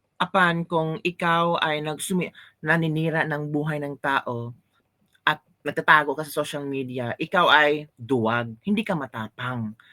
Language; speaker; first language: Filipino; non-native, local second language; Cebuano